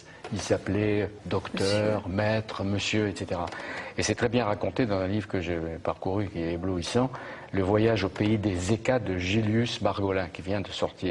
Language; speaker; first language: French; native; French